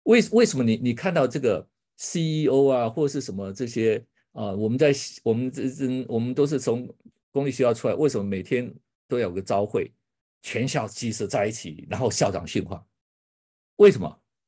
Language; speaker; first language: Chinese; native; Chinese